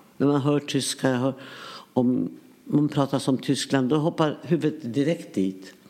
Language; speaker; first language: Swedish; early bilingual, other home language; Yiddish